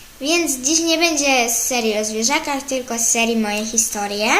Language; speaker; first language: Polish; native; Polish